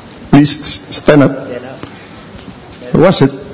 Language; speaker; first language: English; non-native, learner; Vietnamese